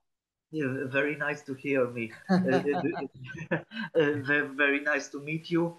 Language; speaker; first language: English; non-native, learner; Polish